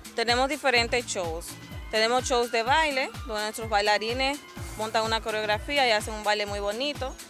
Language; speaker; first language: Spanish; native; Spanish